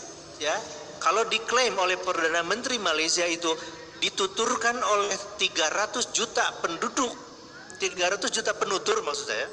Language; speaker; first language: Indonesian; native; Indonesian